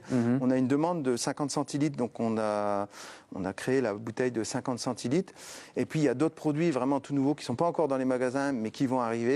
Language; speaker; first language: French; native; French